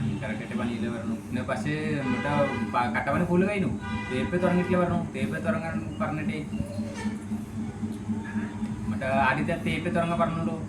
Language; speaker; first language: Malayalam; non-native, fluent; Bangla